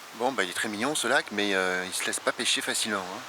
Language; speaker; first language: French; native; French